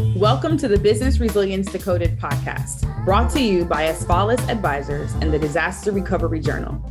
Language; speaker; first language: English; native; English